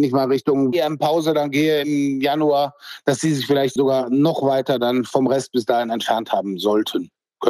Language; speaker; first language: German; native; German